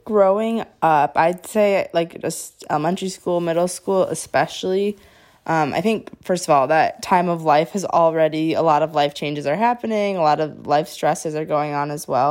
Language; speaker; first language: English; native; English